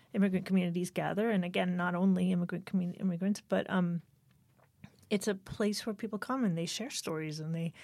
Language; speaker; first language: English; native; English